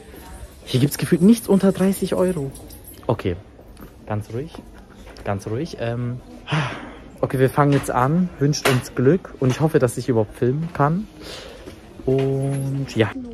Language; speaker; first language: German; native; German